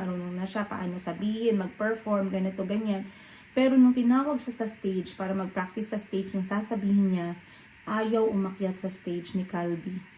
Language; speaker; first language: Filipino; non-native, local second language; Cebuano